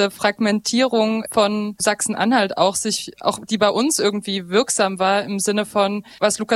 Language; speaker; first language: German; native; German